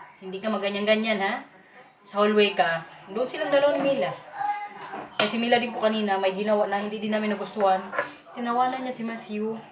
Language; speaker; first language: Filipino; non-native, local second language; Waray